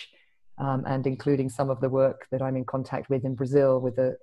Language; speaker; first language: English; native; English